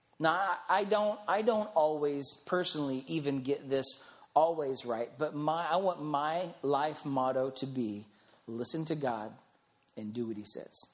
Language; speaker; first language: English; native; English